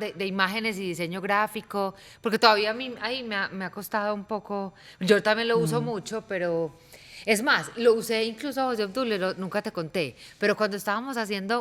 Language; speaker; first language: Spanish; native; Spanish